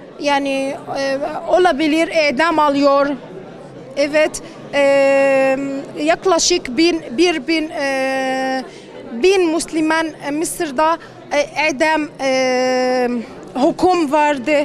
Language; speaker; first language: Turkish; non-native, learner; Arabic